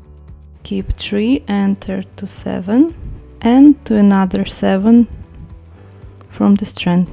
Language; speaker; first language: English; non-native, fluent; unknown